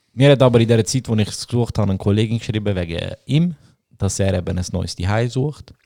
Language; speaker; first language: German; early bilingual, other home language; Bosnian